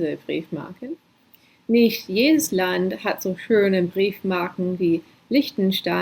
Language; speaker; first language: German; non-native, fluent; English